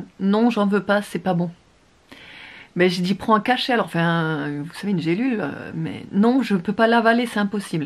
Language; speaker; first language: French; native; French